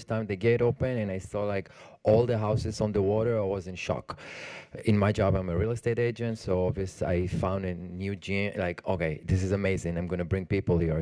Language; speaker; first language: English; non-native, learner; Hebrew